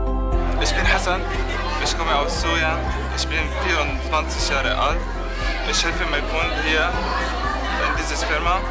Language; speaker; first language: German; non-native, learner; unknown